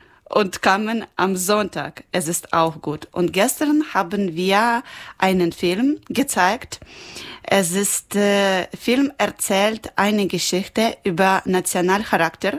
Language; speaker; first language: German; non-native, learner; Ukrainian